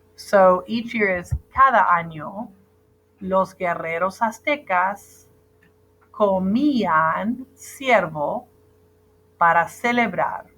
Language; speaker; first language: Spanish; non-native, fluent; English